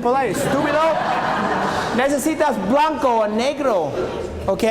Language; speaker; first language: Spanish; non-native, learner; English